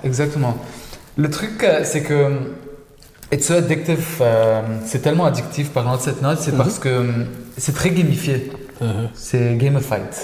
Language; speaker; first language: French; non-native, local second language; Arabic